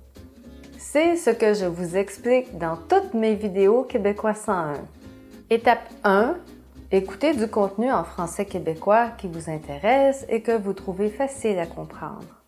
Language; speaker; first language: French; native; French